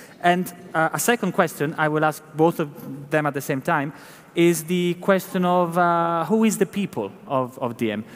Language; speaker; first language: English; non-native, fluent; Italian